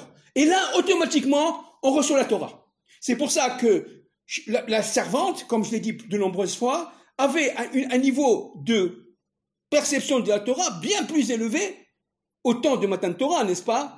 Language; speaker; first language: French; native; French